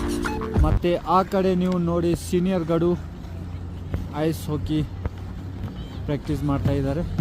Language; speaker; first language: Kannada; non-native, local second language; Ladakhi